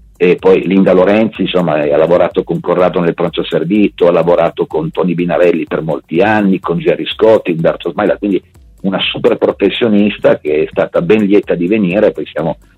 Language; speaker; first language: Italian; native; Italian